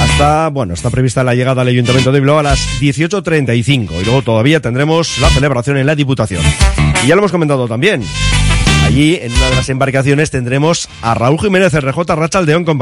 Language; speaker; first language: Spanish; native; Spanish